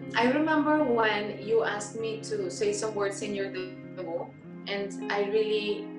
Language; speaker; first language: English; non-native, fluent; Spanish